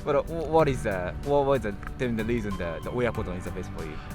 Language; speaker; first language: English; non-native, learner; Japanese